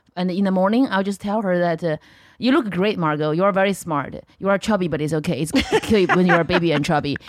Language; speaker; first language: English; non-native, fluent; Chinese